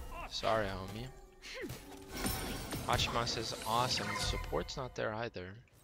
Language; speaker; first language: English; native; English